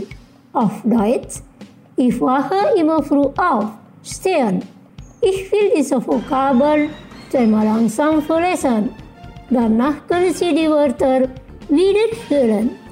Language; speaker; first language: German; non-native, fluent; Indonesian